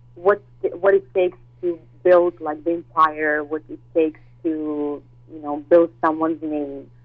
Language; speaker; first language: English; non-native, fluent; Russian